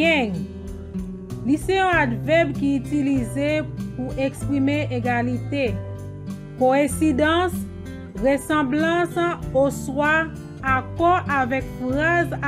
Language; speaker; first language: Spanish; non-native, learner; Haitian Creole